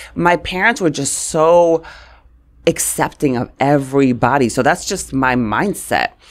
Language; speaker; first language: English; native; English